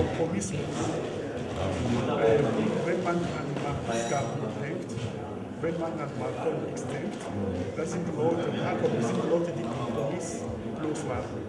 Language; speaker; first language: German; non-native, fluent; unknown